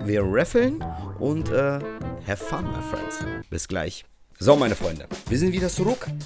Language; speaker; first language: German; early bilingual, other home language; Russian